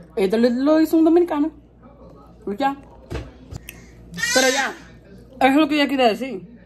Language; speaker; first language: Spanish; early bilingual, heritage; Spanish